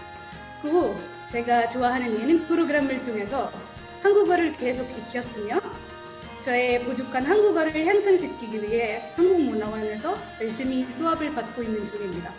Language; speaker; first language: Korean; non-native, fluent; Arabic